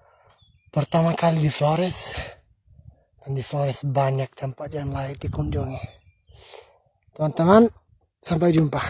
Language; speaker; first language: Indonesian; non-native, learner; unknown